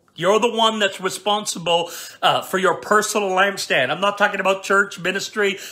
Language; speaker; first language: English; native; English